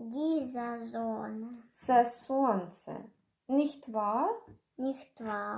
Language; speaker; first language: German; non-native, fluent; Ukrainian